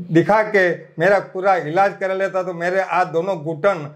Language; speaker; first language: Hindi; non-native, local second language; Gujarati